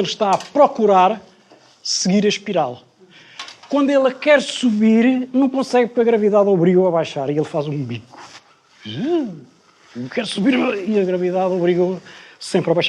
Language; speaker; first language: Portuguese; native; Portuguese